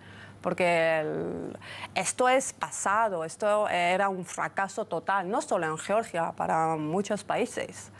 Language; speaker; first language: Spanish; non-native, fluent; Georgian